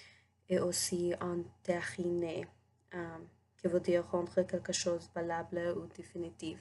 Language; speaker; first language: French; non-native, learner; English